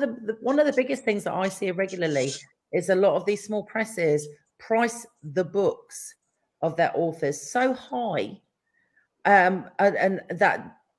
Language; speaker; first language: English; native; English